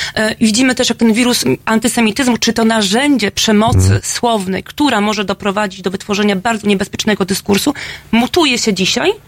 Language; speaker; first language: Polish; native; Polish